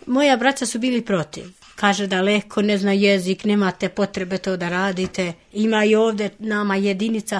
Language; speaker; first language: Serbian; non-native, fluent; Albanian